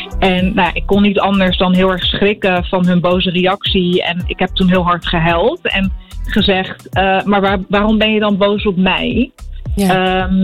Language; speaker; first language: Dutch; early bilingual, other home language; Arabic